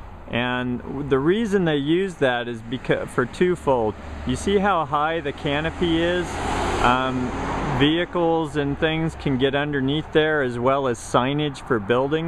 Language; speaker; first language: English; native; English